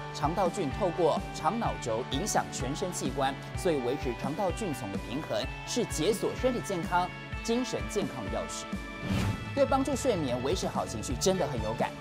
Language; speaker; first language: Chinese; native; Chinese